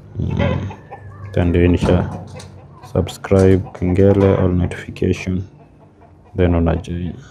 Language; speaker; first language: Swahili; native; Swahili